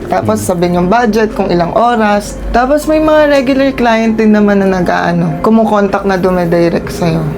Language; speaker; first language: Filipino; non-native, local second language; Cebuano